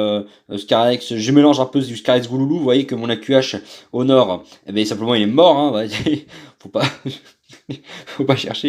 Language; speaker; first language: French; native; French